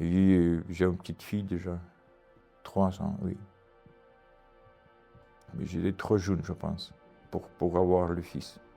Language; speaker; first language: French; non-native, learner; Ukrainian